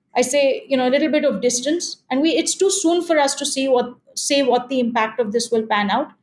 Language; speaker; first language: English; non-native, local second language; Hindi